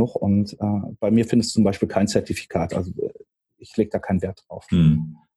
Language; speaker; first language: German; native; German